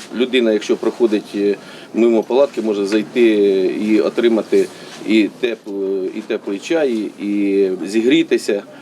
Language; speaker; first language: Ukrainian; native; Ukrainian